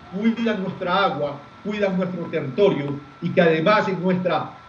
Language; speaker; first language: Spanish; native; Spanish